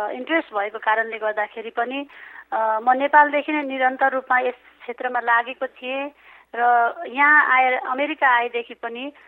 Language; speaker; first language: Nepali; native; Nepali